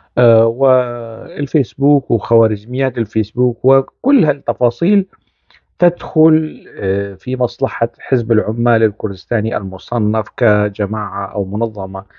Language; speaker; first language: Arabic; non-native, local second language; Kurdish